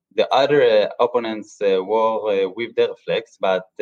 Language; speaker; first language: English; non-native, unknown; Hebrew